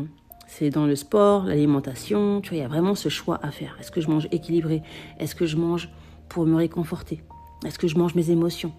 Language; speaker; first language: French; native; French